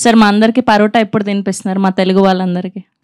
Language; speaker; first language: Telugu; native; Telugu